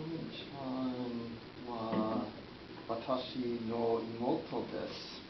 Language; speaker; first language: Japanese; non-native, learner; English